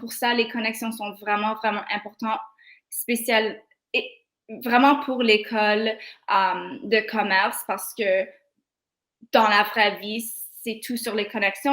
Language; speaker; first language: French; non-native, local second language; English